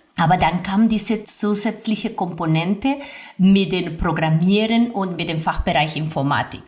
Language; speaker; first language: German; non-native, fluent; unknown